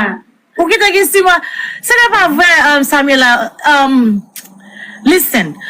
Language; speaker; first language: French; non-native, learner; Haitian Creole